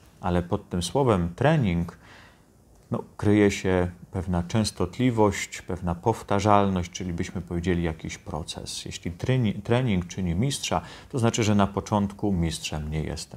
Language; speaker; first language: Polish; native; Polish